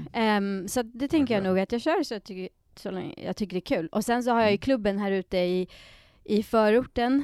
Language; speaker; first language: Swedish; early bilingual, other home language; Persian